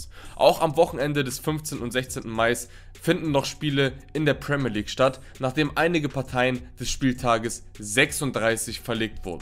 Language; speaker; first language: German; native; German